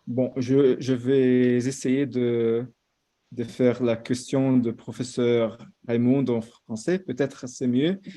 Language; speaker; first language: French; non-native, fluent; Portuguese